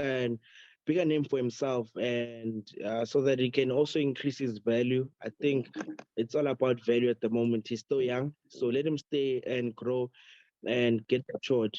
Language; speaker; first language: English; non-native, local second language; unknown